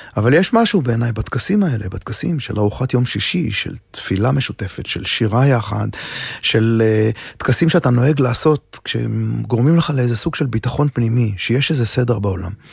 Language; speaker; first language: Hebrew; native; Hebrew